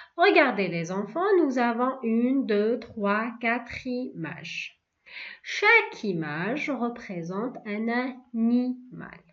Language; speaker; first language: French; non-native, local second language; Arabic